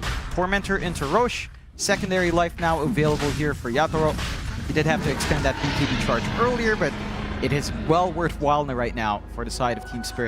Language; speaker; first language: English; native; English